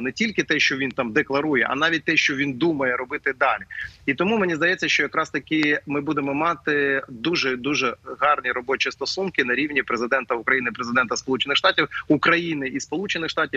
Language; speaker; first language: Ukrainian; native; Ukrainian